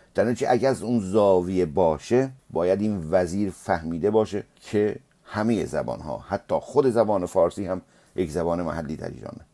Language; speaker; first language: Persian; non-native, local second language; Azerbaijani